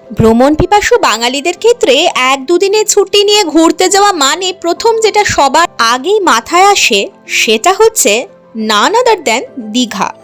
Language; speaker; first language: Bangla; native; Bangla